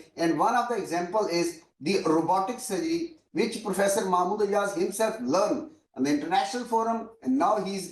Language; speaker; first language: English; non-native, local second language; Urdu